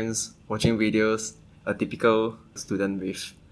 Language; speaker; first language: English; non-native, local second language; Chinese